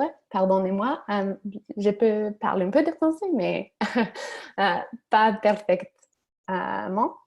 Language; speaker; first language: French; non-native, learner; English